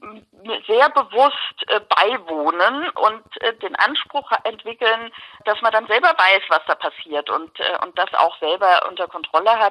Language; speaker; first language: German; native; German